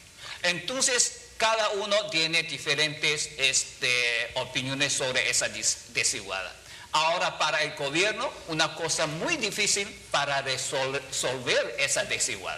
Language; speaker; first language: Spanish; non-native, fluent; Chinese